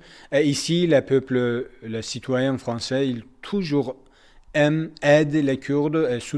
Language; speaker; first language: French; non-native, learner; Kurdish